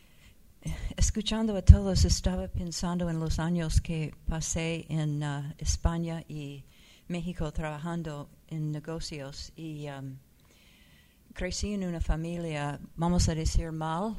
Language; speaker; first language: Spanish; non-native, fluent; English